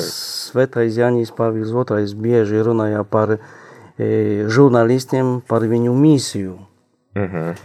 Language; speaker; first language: Latvian; non-native, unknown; Polish